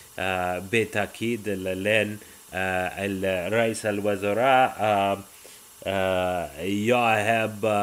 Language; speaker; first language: Arabic; non-native, learner; English